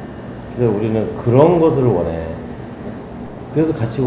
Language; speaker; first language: Korean; native; Korean